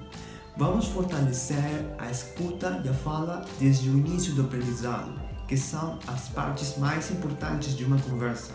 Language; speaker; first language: Portuguese; non-native, fluent; Spanish